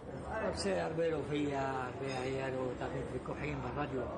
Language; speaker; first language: Hebrew; non-native, fluent; Arabic